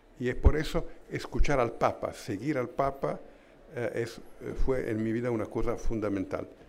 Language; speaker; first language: Spanish; non-native, fluent; Italian